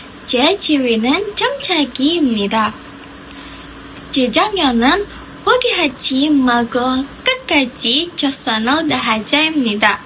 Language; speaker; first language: Korean; non-native, learner; Indonesian